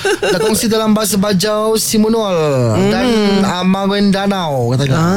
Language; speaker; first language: Malay; native; Malay